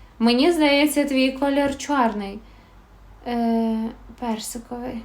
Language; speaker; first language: Ukrainian; native; Ukrainian